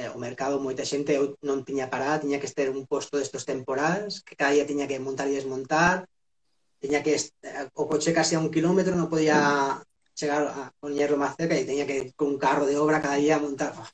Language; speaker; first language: Galician; non-native, local second language; Spanish